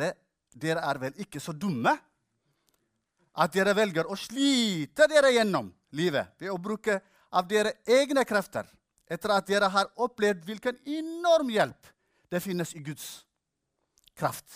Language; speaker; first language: Norwegian; non-native, fluent; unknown